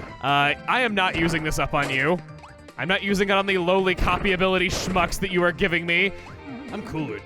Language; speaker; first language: English; native; English